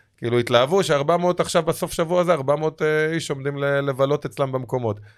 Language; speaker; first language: Hebrew; native; Hebrew